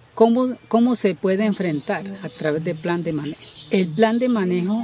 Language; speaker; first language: Spanish; non-native, local second language; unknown